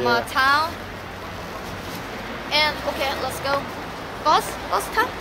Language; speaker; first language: English; non-native, learner; Korean